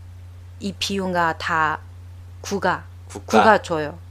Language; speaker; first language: Korean; non-native, learner; Chinese